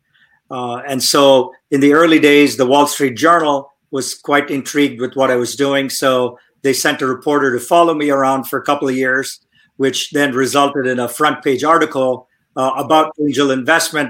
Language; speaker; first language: English; non-native, local second language; Tamil